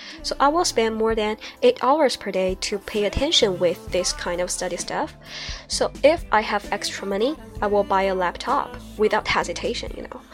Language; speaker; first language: English; non-native, fluent; Chinese